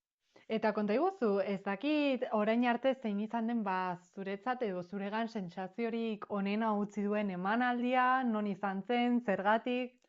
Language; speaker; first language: Basque; native; Basque